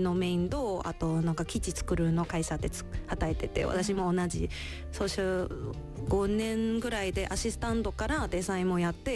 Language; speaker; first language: Japanese; non-native, learner; Chinese